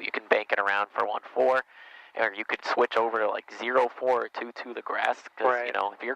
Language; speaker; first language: English; native; English